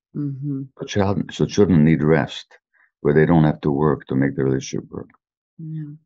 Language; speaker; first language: English; native; English